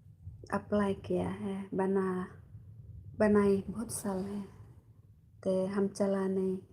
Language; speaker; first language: Hindi; non-native, local second language; Khasi